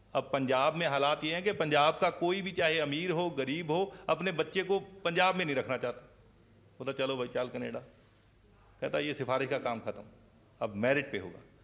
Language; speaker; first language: Hindi; non-native, local second language; Punjabi